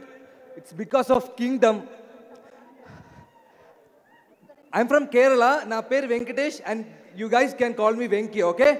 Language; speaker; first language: Telugu; non-native, learner; Malayalam